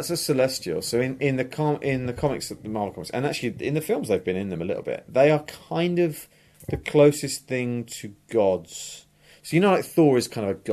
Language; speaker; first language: English; native; English